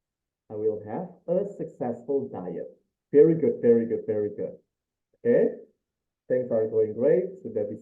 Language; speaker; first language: English; non-native, fluent; Indonesian